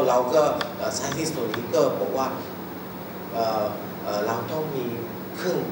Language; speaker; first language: Thai; non-native, learner; Chinese